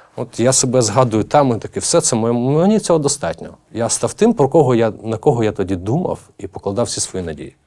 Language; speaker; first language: Ukrainian; native; Ukrainian